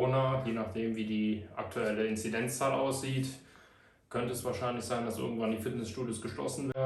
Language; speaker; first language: German; native; German